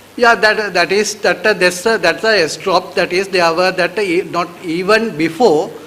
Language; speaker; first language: English; non-native, local second language; Sinhala